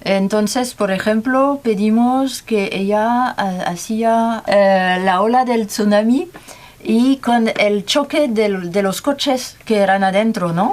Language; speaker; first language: Spanish; non-native, learner; French